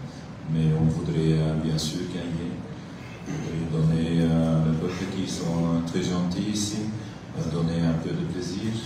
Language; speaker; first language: French; non-native, local second language; Dutch